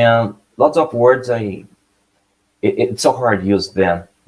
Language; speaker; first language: English; non-native, learner; Portuguese